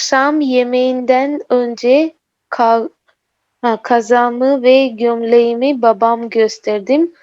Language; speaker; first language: Turkish; non-native, learner; Urdu